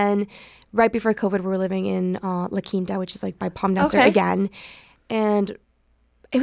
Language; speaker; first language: English; non-native, fluent; Spanish